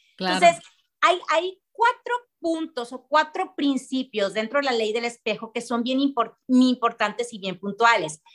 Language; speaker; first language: Spanish; native; Spanish